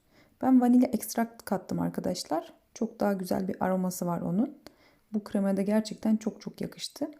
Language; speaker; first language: Turkish; native; Turkish